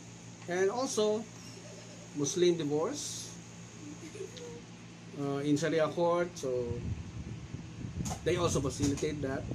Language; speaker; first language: English; non-native, local second language; Filipino